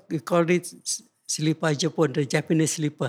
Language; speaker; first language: English; non-native, local second language; Malay